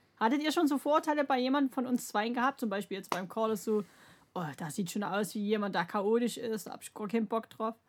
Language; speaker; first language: German; native; German